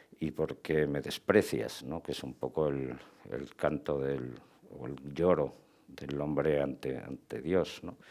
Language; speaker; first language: Spanish; native; Spanish